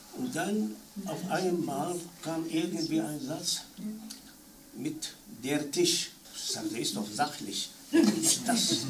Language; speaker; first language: German; non-native, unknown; Arabic